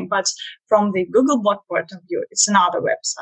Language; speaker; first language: English; non-native, learner; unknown